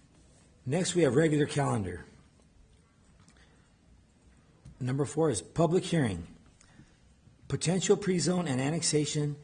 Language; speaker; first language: English; native; English